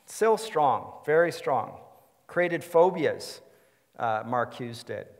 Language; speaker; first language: English; native; English